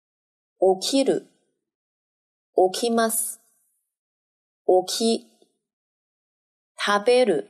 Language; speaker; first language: Japanese; non-native, learner; Chinese